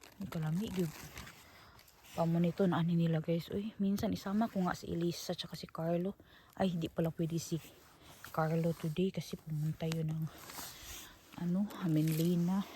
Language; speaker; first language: Filipino; non-native, local second language; Cebuano